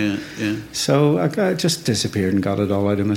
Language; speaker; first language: English; native; English